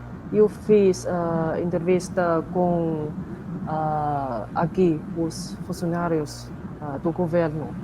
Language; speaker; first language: Portuguese; non-native, fluent; Chinese